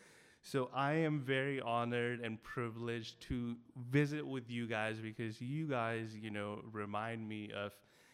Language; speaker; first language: English; non-native, local second language; Hindi